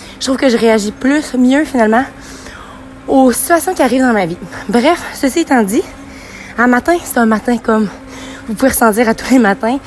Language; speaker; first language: French; native; French